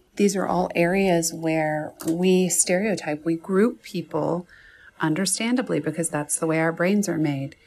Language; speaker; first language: English; native; English